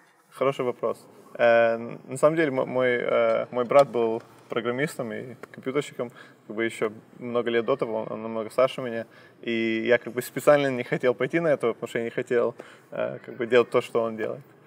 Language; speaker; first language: Russian; early bilingual, heritage; Russian